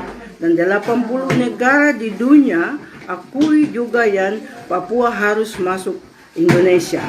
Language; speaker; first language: Indonesian; non-native, local second language; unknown